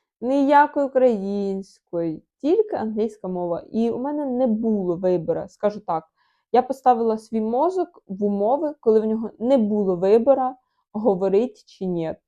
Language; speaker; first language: Ukrainian; non-native, local second language; Russian